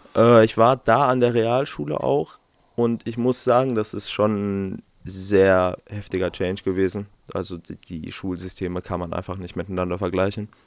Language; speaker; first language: German; non-native, fluent; Romanian